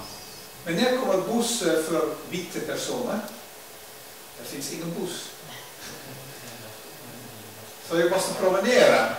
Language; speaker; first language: Swedish; non-native, learner; Dutch